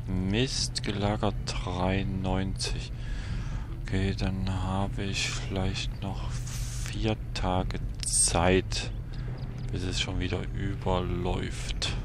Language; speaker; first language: German; native; German